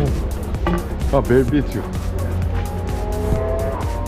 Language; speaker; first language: English; non-native, learner; Japanese